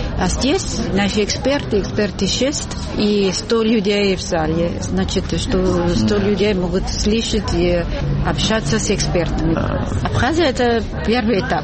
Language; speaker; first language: Russian; non-native, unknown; Italian